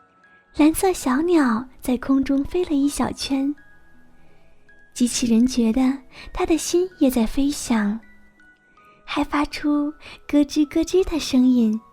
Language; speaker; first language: Chinese; native; Chinese